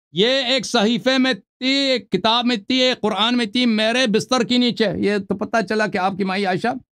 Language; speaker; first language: Urdu; non-native, local second language; Punjabi